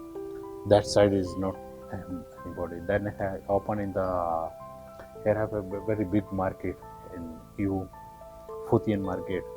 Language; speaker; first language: English; non-native, learner; Urdu